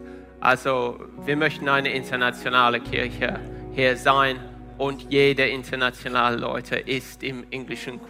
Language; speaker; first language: German; non-native, fluent; Italian